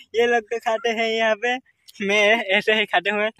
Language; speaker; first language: Hindi; non-native, local second language; Gujarati